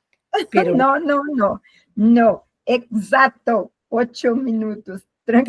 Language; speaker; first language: Spanish; non-native, learner; Portuguese